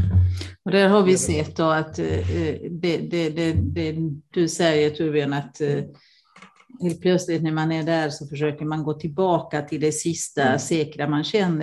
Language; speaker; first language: Swedish; non-native, fluent; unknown